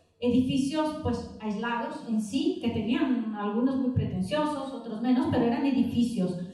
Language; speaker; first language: Spanish; non-native, fluent; Italian